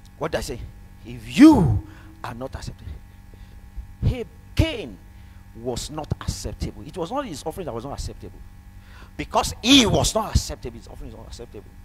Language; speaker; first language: English; non-native, local second language; Yoruba